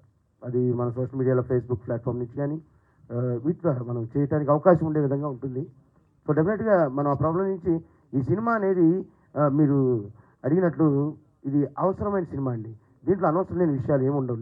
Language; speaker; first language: Telugu; native; Telugu